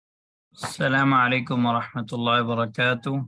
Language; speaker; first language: Arabic; non-native, fluent; Urdu